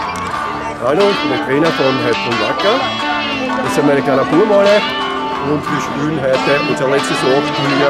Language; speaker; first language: German; native; German